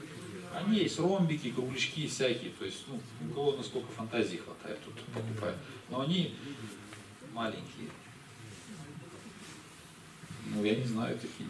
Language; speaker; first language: Russian; native; Russian